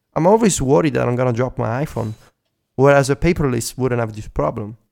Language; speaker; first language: English; non-native, fluent; Italian